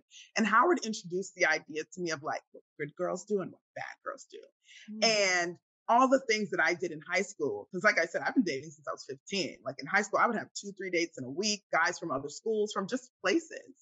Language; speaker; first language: English; native; English